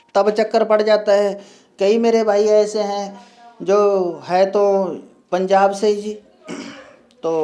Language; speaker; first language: Hindi; non-native, local second language; Punjabi